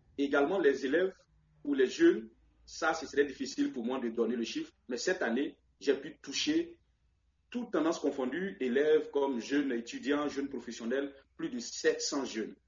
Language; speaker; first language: French; non-native, local second language; Baoulé